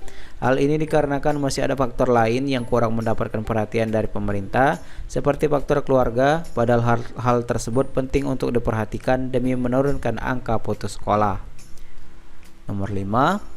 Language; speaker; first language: Indonesian; native; Indonesian